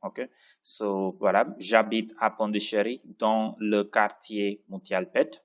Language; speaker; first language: French; non-native, fluent; Tamil